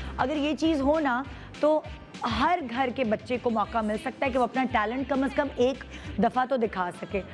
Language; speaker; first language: Urdu; native; Urdu